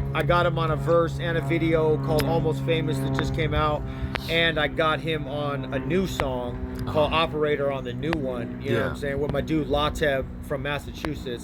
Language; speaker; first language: English; native; English